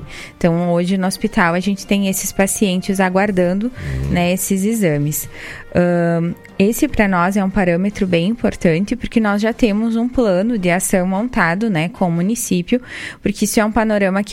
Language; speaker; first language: Portuguese; native; Portuguese